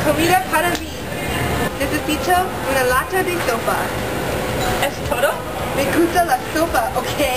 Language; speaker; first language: Spanish; non-native, learner; English